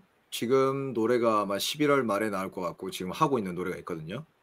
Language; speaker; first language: Korean; native; Korean